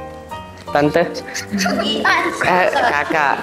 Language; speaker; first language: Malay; early bilingual, heritage; Malay